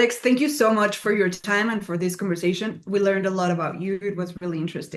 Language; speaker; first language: English; non-native, fluent; Spanish